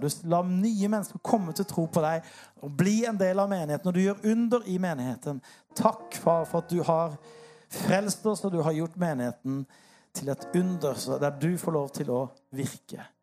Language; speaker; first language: Norwegian; native; Norwegian